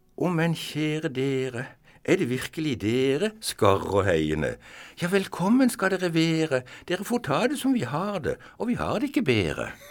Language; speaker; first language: Norwegian; native; Norwegian